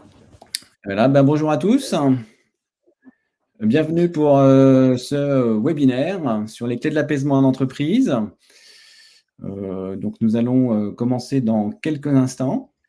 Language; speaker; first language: French; native; French